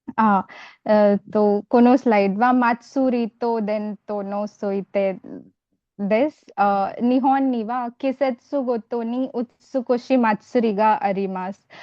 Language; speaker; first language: Japanese; non-native, learner; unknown